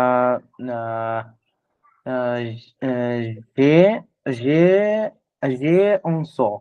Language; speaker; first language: French; non-native, learner; Bangla